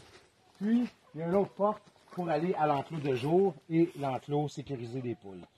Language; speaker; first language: French; native; French